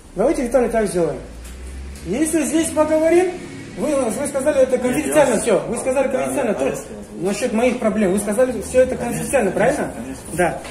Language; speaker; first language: Russian; non-native, local second language; Kazakh